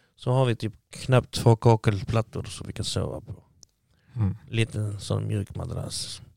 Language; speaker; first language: Swedish; early bilingual, other home language; Arabic